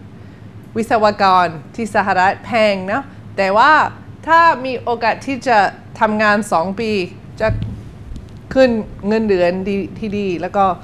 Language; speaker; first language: Thai; non-native, learner; English